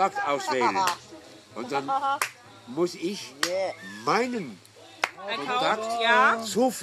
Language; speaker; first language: German; non-native, fluent; Dutch